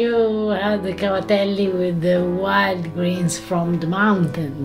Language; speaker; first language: English; non-native, fluent; Italian